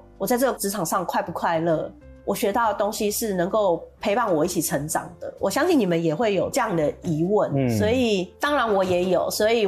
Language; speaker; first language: Chinese; non-native, local second language; Min Nan Chinese